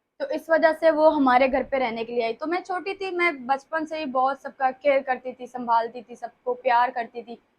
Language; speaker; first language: Urdu; native; Urdu